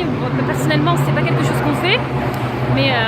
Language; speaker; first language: French; native; French